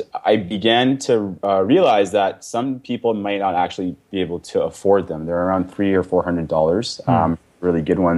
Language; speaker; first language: English; native; English